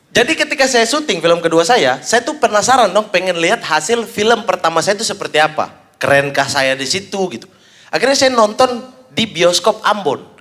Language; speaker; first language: Indonesian; native; Indonesian